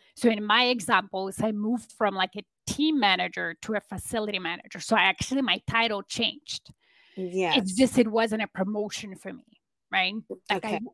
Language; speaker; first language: English; non-native, fluent; Polish